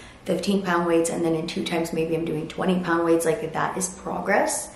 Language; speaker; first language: English; native; English